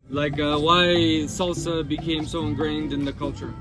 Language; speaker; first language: English; native; English